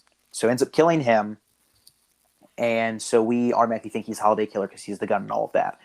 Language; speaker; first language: English; native; English